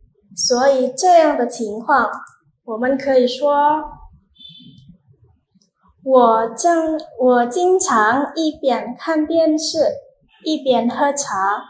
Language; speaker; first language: Chinese; non-native, fluent; Indonesian